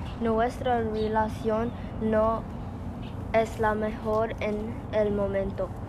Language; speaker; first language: Spanish; non-native, learner; English